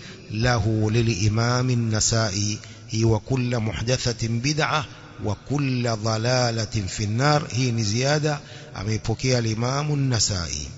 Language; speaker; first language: Arabic; non-native, fluent; Swahili